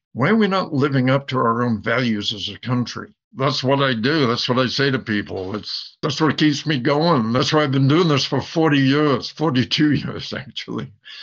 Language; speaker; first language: English; native; English